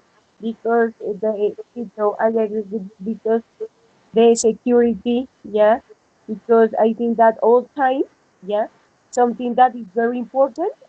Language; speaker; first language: English; non-native, learner; Spanish